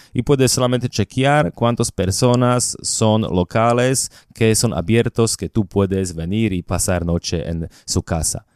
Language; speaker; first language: Spanish; non-native, fluent; Slovak